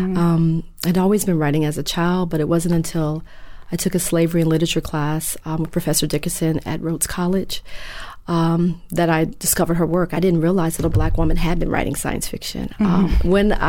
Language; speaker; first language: English; native; English